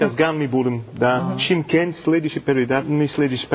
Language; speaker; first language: Russian; non-native, learner; English